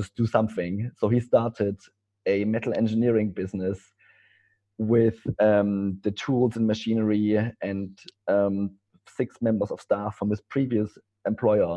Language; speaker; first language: English; non-native, fluent; German